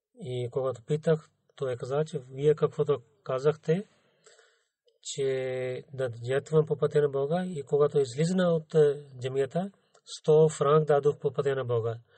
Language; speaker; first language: Bulgarian; non-native, fluent; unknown